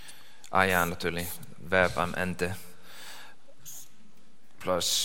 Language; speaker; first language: German; non-native, learner; English